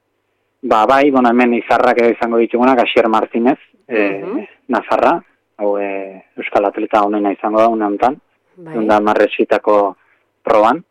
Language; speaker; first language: Basque; native; Basque